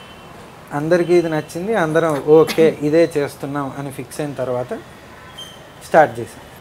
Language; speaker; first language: Telugu; native; Telugu